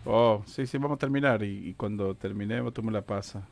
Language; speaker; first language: Spanish; native; Spanish